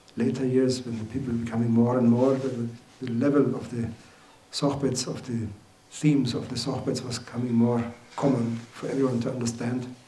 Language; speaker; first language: English; non-native, fluent; German